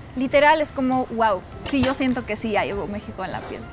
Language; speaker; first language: Spanish; non-native, fluent; Polish